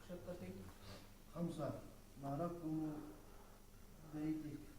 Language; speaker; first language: Arabic; non-native, learner; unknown